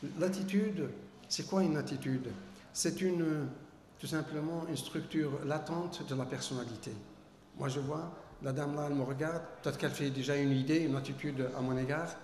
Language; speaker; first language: French; non-native, local second language; Arabic